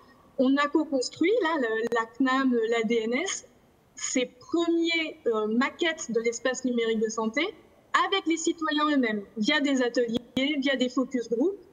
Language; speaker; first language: French; native; French